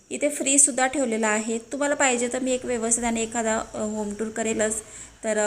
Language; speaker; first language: Marathi; native; Marathi